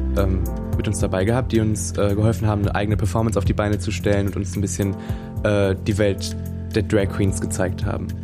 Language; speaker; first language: German; native; German